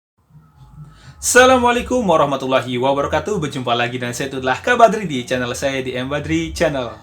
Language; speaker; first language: Indonesian; native; Indonesian